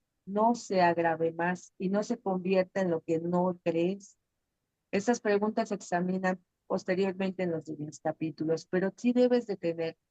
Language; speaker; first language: Spanish; native; Spanish